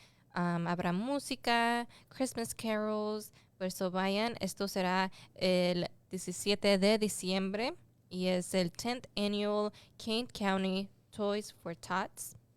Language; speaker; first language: Spanish; early bilingual, heritage; Spanish